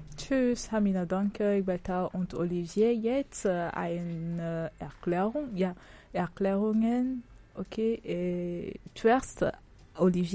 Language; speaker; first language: German; non-native, fluent; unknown